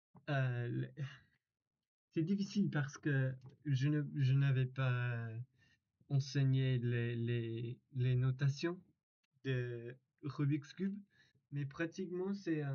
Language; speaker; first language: French; non-native, learner; English